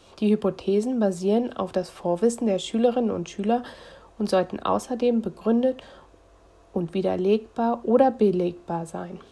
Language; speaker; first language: German; native; German